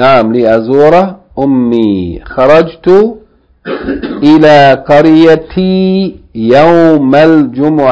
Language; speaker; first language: Arabic; non-native, fluent; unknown